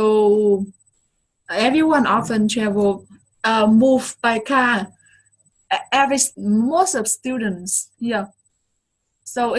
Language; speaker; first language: English; non-native, fluent; Vietnamese